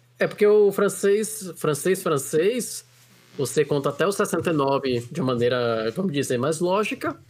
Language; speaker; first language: Portuguese; native; Portuguese